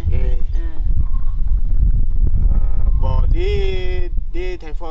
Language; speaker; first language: Vietnamese; non-native, learner; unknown